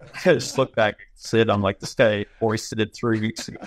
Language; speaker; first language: English; native; English